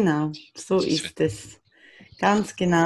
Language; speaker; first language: German; native; German